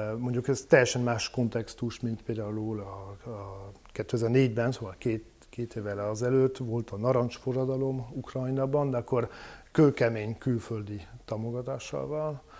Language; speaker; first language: Hungarian; non-native, fluent; French